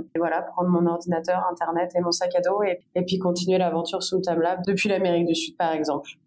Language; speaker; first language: French; native; French